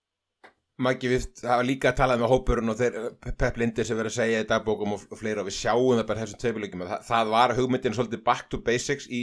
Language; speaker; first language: Icelandic; native; Icelandic